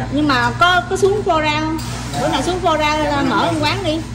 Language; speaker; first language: Vietnamese; native; Vietnamese